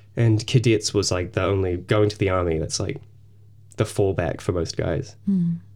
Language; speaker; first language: English; native; English